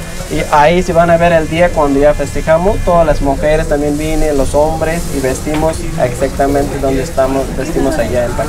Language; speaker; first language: Spanish; non-native, fluent; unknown